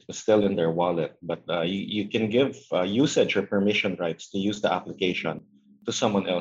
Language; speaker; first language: English; non-native, local second language; Filipino